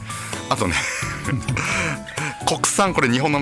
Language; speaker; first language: Japanese; native; Japanese